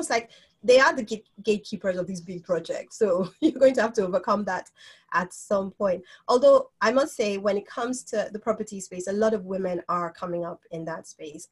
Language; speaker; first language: English; non-native, local second language; Yoruba